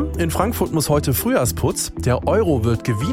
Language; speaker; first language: German; native; German